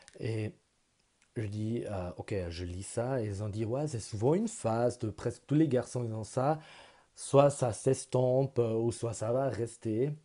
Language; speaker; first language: French; non-native, local second language; German